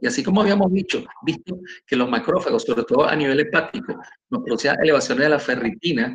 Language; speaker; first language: Spanish; native; Spanish